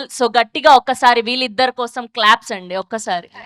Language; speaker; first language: Telugu; native; Telugu